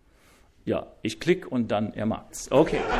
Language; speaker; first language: German; non-native, fluent; English